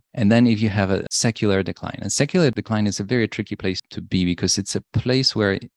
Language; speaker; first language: English; non-native, fluent; Polish